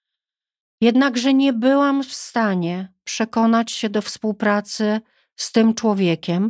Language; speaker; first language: Polish; native; Polish